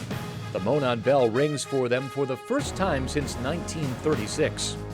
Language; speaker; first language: English; native; English